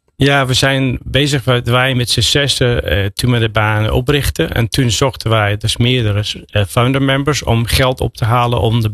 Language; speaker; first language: Dutch; non-native, fluent; English